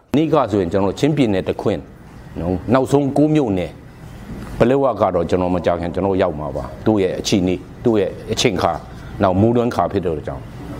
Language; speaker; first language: Burmese; non-native, local second language; Hakha Chin